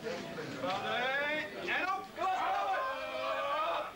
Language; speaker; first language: Dutch; native; Dutch